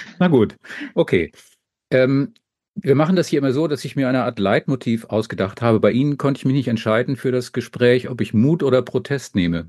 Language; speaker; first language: German; native; German